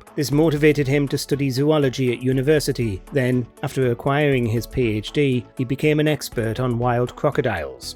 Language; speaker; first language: English; native; English